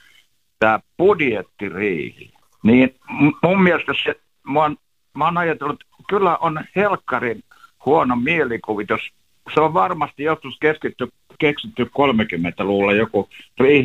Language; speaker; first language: Finnish; native; Finnish